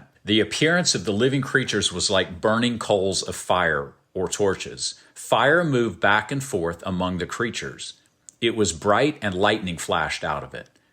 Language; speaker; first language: English; native; English